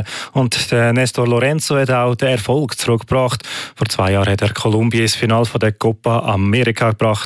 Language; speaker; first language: German; native; German